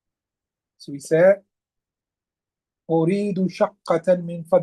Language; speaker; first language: Arabic; non-native, fluent; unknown